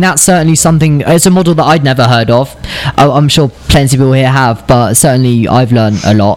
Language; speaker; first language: English; native; English